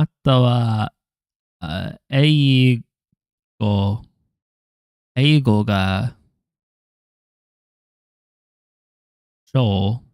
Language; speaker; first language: Japanese; non-native, learner; English